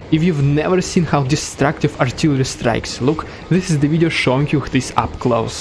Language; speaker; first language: English; non-native, fluent; Russian